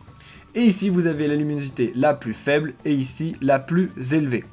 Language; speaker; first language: French; native; French